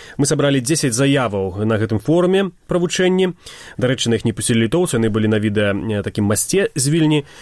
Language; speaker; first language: Belarusian; native; Belarusian